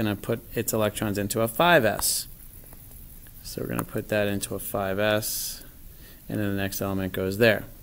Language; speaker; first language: English; native; English